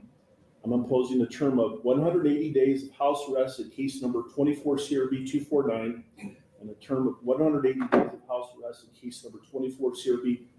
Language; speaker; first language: English; native; English